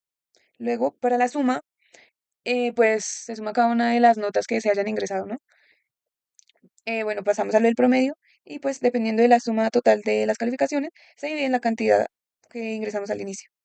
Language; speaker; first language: Spanish; native; Spanish